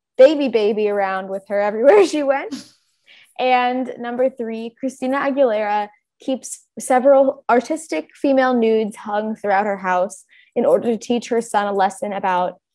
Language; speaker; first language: English; native; English